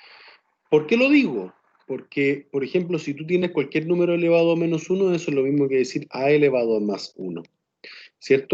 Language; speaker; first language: Spanish; native; Spanish